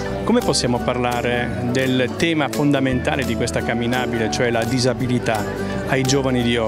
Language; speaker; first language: Italian; native; Italian